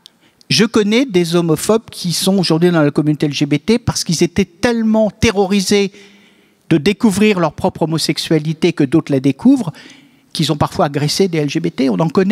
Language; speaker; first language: French; native; French